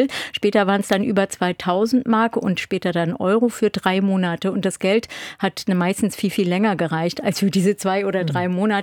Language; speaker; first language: German; native; German